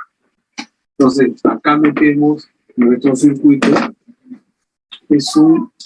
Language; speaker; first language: Spanish; native; Spanish